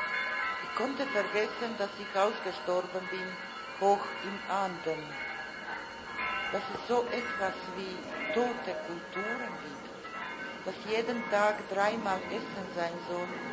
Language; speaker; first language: German; non-native, fluent; Croatian